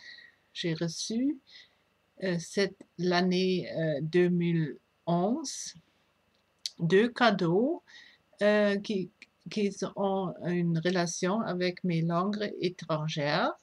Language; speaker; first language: French; non-native, fluent; German